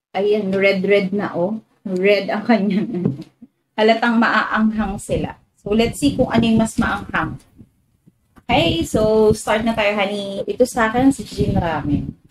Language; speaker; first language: Filipino; native; Filipino